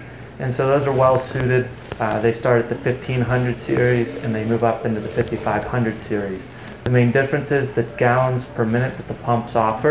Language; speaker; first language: English; native; English